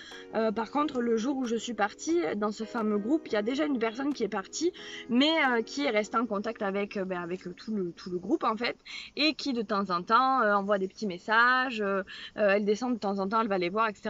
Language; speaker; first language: French; native; French